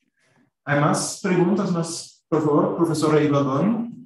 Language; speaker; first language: Spanish; non-native, fluent; German